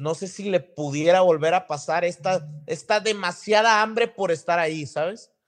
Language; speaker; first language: Spanish; native; Spanish